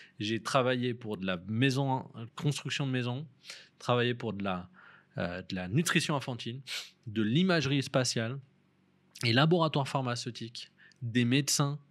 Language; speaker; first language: French; native; French